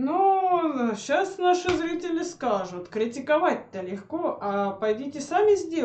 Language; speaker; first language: Russian; native; Russian